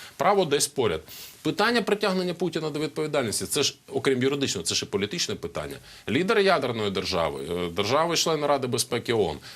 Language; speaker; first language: Ukrainian; non-native, local second language; Russian